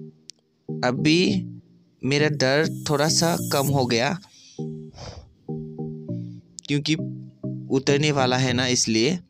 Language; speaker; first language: Hindi; non-native, local second language; Bodo